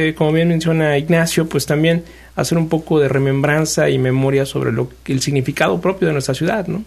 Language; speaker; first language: Spanish; native; Spanish